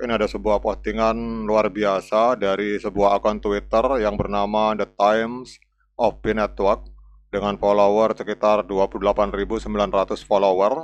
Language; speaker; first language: Indonesian; native; Indonesian